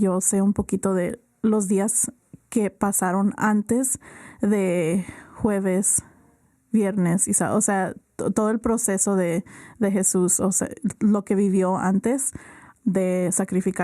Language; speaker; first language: Spanish; early bilingual, heritage; Spanish